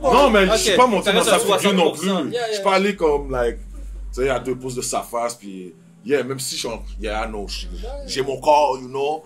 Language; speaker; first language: French; native; French